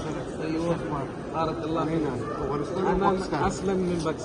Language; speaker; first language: Arabic; non-native, fluent; Urdu